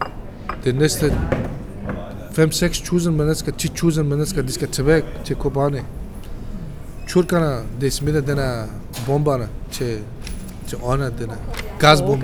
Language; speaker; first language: Danish; non-native, learner; Kurdish